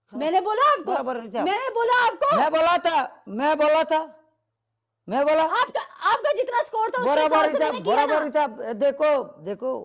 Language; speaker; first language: Hindi; non-native, learner; Bangla